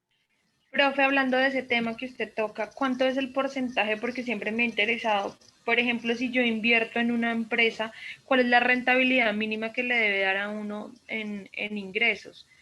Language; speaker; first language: Spanish; native; Spanish